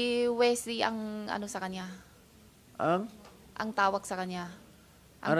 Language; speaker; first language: Filipino; non-native, learner; Chinese